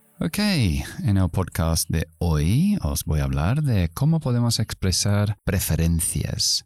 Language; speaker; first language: Spanish; non-native, fluent; English